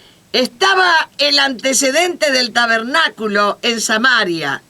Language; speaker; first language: Spanish; native; Spanish